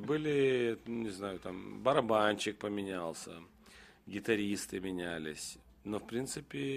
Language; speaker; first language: Russian; non-native, local second language; Romanian